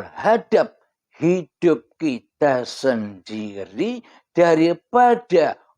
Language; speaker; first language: Indonesian; non-native, local second language; Javanese